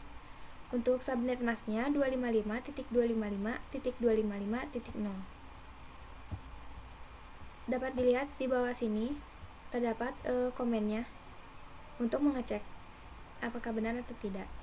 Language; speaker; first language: Indonesian; native; Indonesian